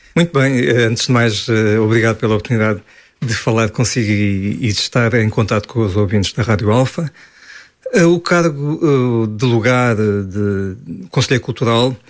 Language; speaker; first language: Portuguese; native; Portuguese